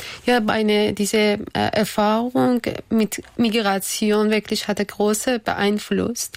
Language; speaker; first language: German; non-native, learner; Persian